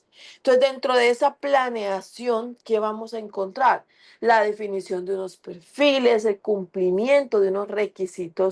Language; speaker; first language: Spanish; native; Spanish